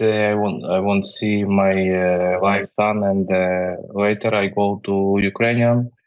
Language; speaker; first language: English; non-native, learner; Ukrainian